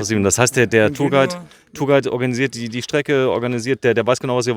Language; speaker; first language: German; native; German